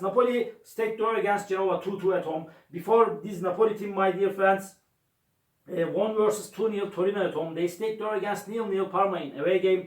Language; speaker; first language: English; non-native, learner; Turkish